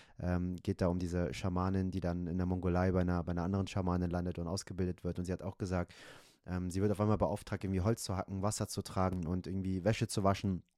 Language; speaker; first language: German; native; German